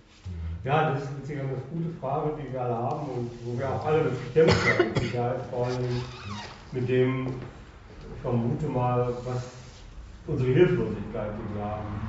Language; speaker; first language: German; native; German